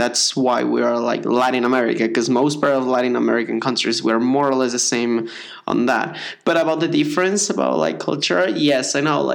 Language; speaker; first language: English; non-native, fluent; Spanish